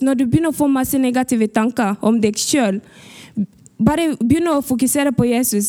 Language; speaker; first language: Norwegian; early bilingual, other home language; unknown